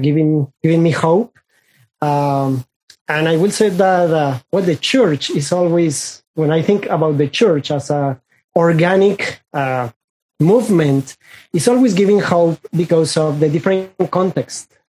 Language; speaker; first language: English; non-native, fluent; Spanish